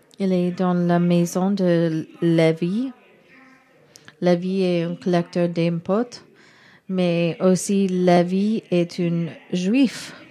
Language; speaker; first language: French; non-native, learner; English